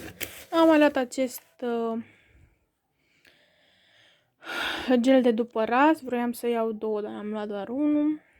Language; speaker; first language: Romanian; native; Romanian